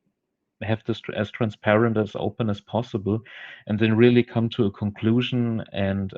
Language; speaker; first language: English; non-native, fluent; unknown